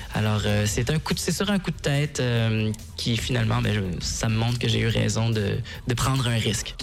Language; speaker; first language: French; native; French